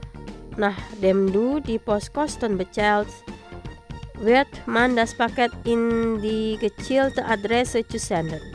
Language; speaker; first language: German; non-native, learner; Indonesian